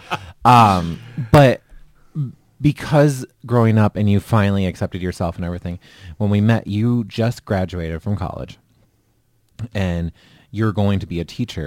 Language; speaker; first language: English; native; English